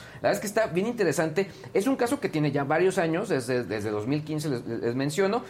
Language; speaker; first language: Spanish; native; Spanish